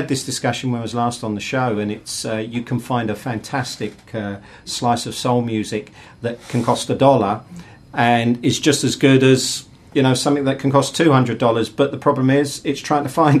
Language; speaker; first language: English; native; English